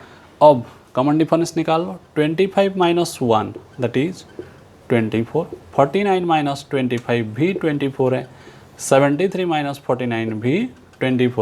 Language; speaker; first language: Hindi; non-native, local second language; Odia